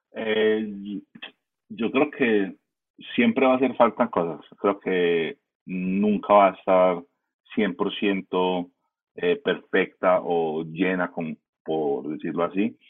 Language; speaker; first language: Spanish; early bilingual, heritage; Spanish